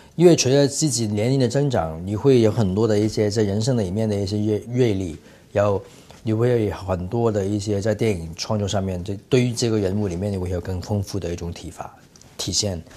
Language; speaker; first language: Chinese; non-native, fluent; Cantonese